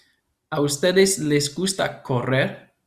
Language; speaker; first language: Spanish; non-native, learner; English